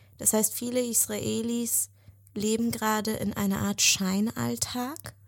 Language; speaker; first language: German; early bilingual, other home language; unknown